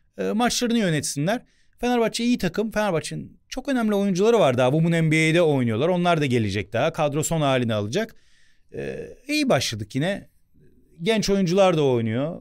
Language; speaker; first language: Turkish; native; Turkish